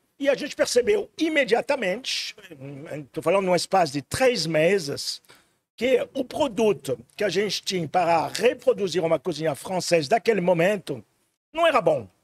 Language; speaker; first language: Portuguese; non-native, fluent; French